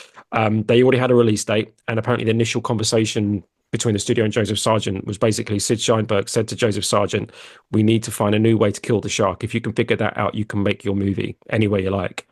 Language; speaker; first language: English; native; English